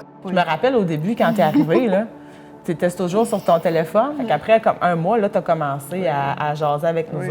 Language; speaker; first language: French; native; French